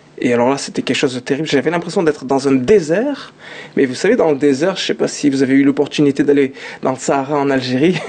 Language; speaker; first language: French; early bilingual, other home language; Arabic